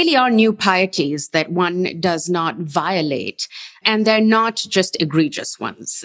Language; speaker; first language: English; non-native, local second language; Urdu